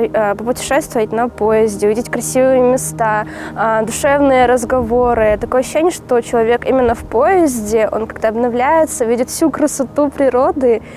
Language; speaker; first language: Russian; non-native, local second language; Uzbek